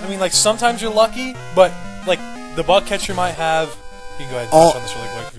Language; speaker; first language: English; native; English